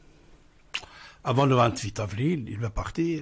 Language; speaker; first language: French; non-native, fluent; Persian